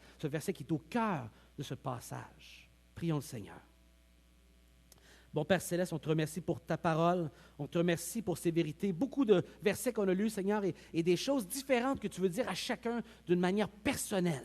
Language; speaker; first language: French; native; French